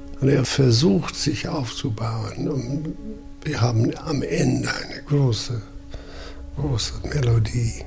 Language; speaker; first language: German; non-native, fluent; English